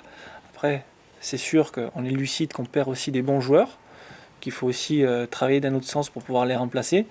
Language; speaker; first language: French; native; French